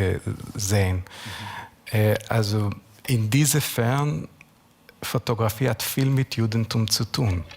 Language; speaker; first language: German; non-native, learner; Hebrew